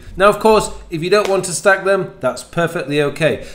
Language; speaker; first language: English; native; English